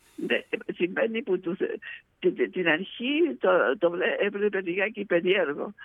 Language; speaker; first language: Greek; early bilingual, heritage; Greek